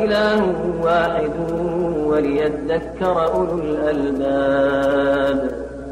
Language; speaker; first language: Arabic; native; Arabic